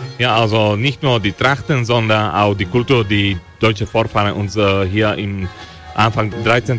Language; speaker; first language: German; non-native, local second language; Slovak